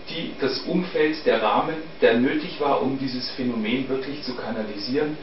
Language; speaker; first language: German; native; German